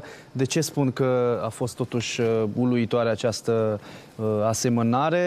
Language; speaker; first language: Romanian; native; Romanian